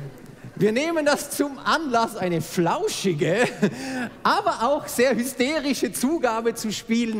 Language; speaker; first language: German; native; German